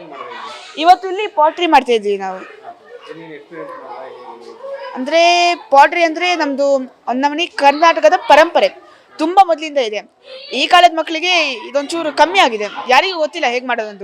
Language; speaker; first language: Kannada; native; Kannada